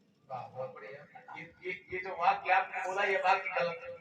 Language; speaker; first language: Hindi; native; Hindi